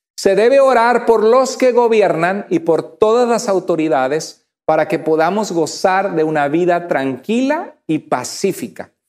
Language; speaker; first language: Spanish; native; Spanish